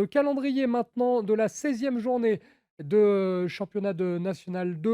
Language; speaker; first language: French; native; French